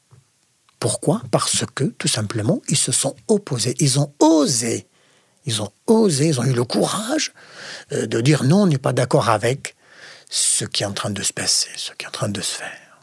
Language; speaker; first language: French; non-native, fluent; Arabic